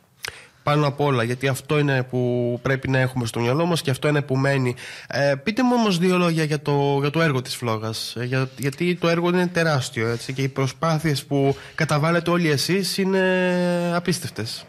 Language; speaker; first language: Greek; native; Greek